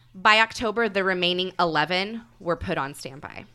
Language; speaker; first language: English; native; English